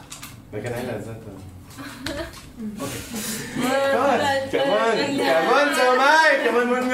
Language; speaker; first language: Vietnamese; non-native, learner; French